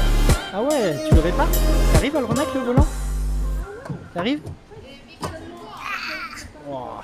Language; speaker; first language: French; native; French